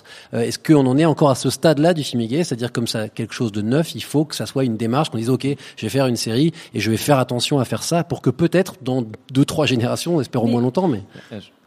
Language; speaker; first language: French; native; French